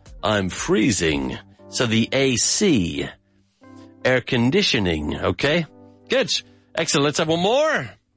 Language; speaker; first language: English; native; English